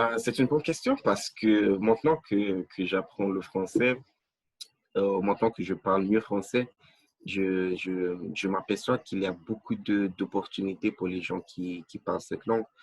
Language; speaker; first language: French; non-native, fluent; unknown